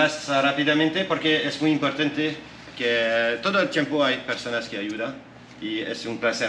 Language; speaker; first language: Spanish; non-native, learner; French